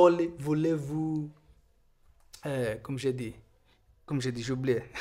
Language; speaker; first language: French; non-native, fluent; Portuguese